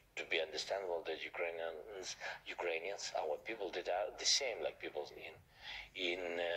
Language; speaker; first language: English; non-native, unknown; Ukrainian